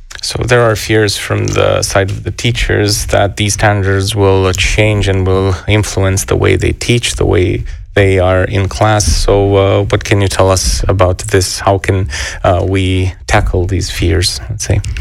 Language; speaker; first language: English; non-native, fluent; Romanian